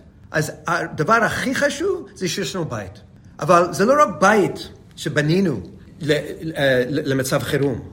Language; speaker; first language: Hebrew; non-native, fluent; English